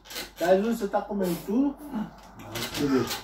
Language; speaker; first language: Portuguese; native; Portuguese